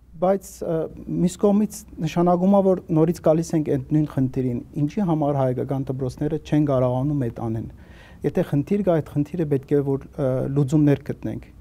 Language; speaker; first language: Armenian; early bilingual, heritage; Armenian